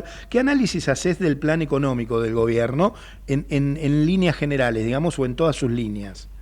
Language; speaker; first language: Spanish; native; Spanish